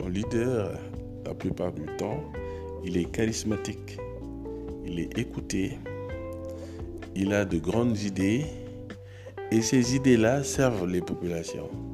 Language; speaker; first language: French; non-native, local second language; Wolof